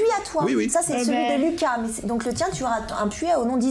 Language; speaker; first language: French; native; French